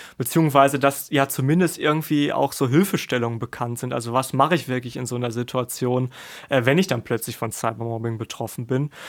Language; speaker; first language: German; native; German